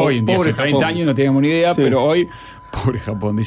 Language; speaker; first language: Spanish; native; Spanish